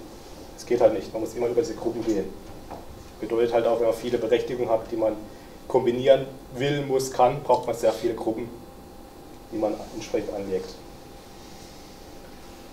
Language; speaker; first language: German; native; German